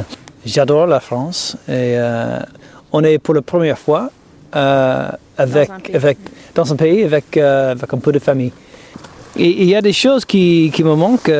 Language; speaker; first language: French; non-native, fluent; English